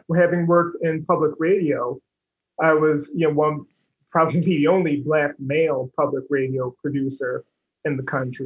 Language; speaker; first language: English; native; English